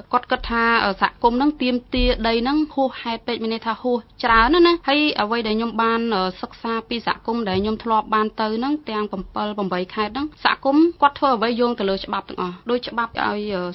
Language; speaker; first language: Khmer; non-native, local second language; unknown